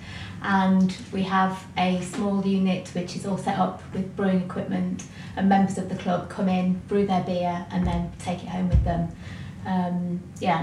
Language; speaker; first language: English; native; English